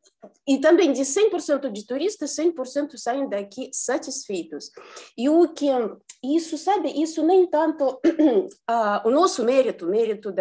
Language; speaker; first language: Portuguese; non-native, fluent; Russian